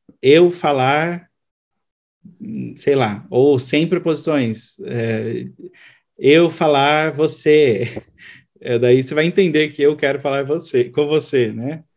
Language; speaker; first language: Portuguese; native; Portuguese